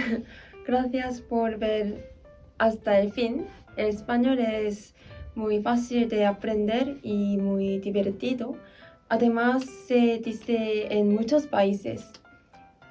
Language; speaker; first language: Spanish; non-native, learner; Korean